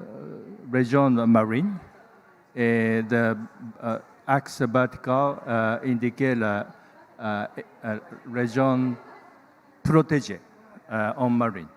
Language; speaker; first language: French; non-native, learner; Japanese